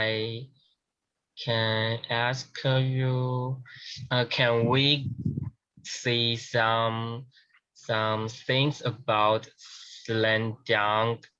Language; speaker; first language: English; non-native, learner; Chinese